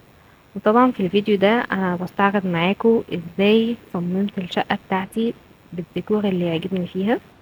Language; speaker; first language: Arabic; native; Arabic